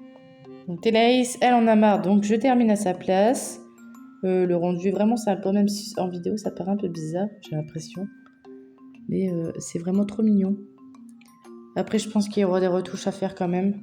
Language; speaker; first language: French; native; French